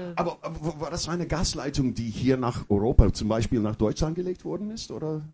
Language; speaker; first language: German; non-native, fluent; English